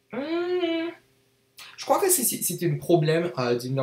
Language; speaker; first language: French; non-native, learner; English